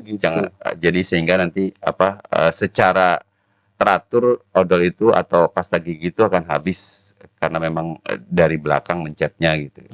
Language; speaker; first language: Indonesian; native; Indonesian